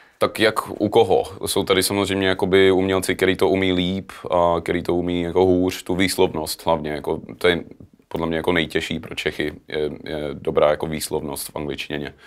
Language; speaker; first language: Czech; early bilingual, heritage; Czech